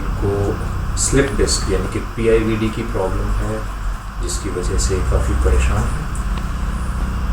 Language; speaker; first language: Hindi; native; Hindi